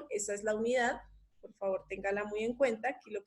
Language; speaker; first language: Spanish; native; Spanish